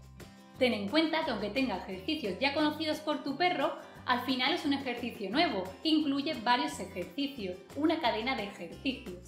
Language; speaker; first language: Spanish; native; Spanish